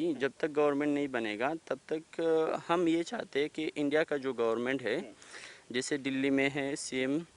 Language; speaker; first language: Hindi; non-native, fluent; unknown